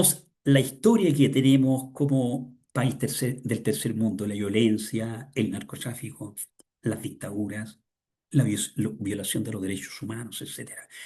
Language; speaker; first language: Spanish; native; Spanish